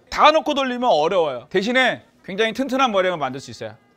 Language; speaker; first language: Korean; native; Korean